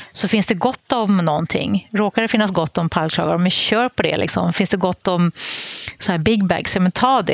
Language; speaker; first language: Swedish; native; Swedish